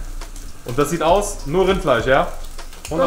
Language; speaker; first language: German; native; German